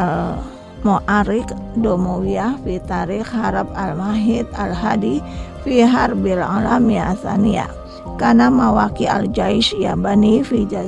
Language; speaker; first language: Arabic; non-native, fluent; Indonesian